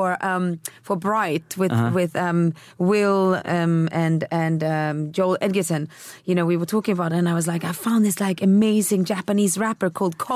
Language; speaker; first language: English; early bilingual, other home language; Swedish